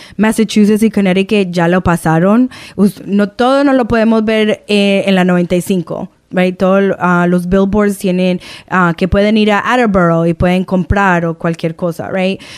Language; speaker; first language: Spanish; early bilingual, heritage; Spanish